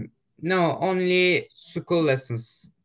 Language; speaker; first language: English; non-native, learner; Turkish